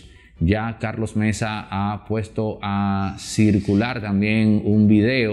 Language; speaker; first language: Spanish; native; Spanish